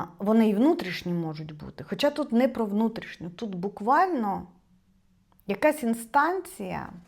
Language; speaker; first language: Ukrainian; non-native, local second language; Russian